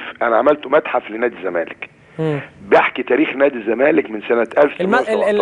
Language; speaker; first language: Arabic; native; Arabic